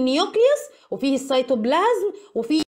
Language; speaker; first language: Arabic; native; Arabic